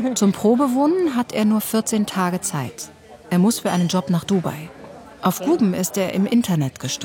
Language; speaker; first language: German; native; German